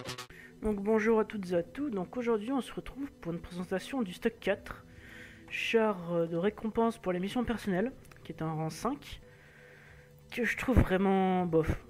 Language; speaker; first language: French; native; French